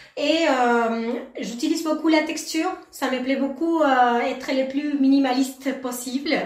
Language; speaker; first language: French; non-native, fluent; Spanish